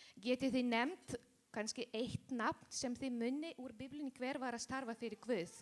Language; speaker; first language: Icelandic; non-native, learner; Spanish